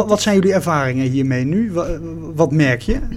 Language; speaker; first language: Dutch; native; Dutch